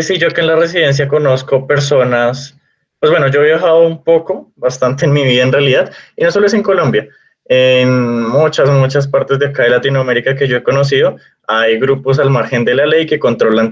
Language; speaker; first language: Spanish; native; Spanish